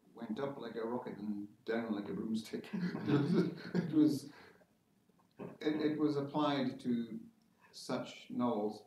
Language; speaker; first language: English; native; English